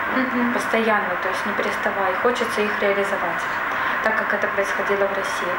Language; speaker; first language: Russian; native; Russian